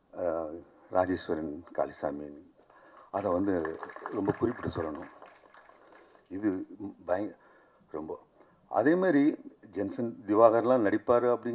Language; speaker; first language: Tamil; native; Tamil